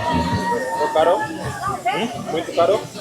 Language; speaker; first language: Spanish; non-native, learner; Portuguese